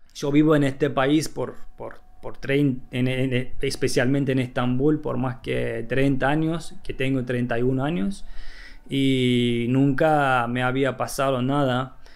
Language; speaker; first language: Spanish; non-native, fluent; Turkish